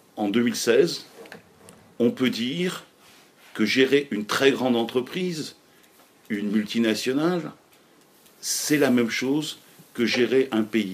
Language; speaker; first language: French; native; French